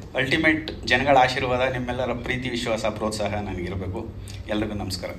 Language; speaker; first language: Kannada; native; Kannada